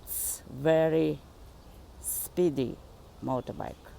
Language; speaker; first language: English; non-native, fluent; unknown